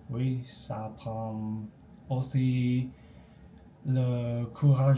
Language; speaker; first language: French; non-native, learner; Chinese